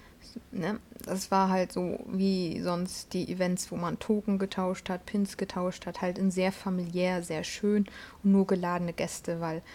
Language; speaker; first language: German; native; German